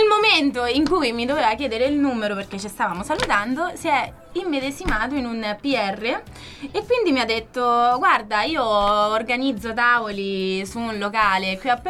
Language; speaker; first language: Italian; native; Italian